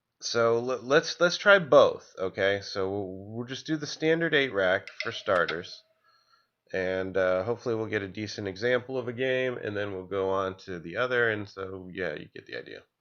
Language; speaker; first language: English; native; English